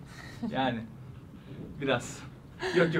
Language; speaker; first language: Turkish; native; Turkish